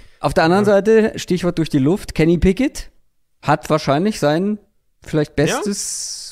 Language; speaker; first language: German; native; German